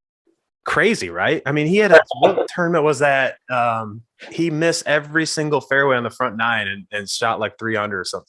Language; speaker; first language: English; native; English